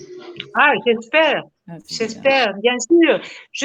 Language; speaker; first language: French; non-native, fluent; Spanish